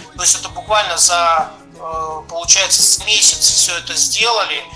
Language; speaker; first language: Russian; native; Russian